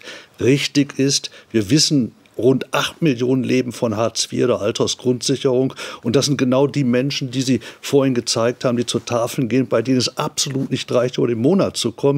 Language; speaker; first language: German; native; German